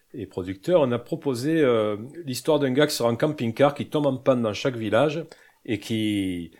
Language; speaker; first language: French; native; French